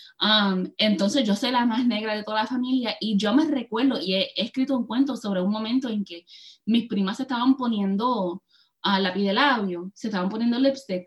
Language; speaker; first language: Spanish; early bilingual, heritage; Spanish